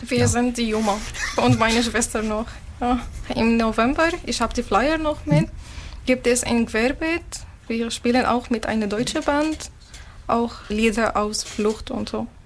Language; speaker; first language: German; non-native, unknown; Arabic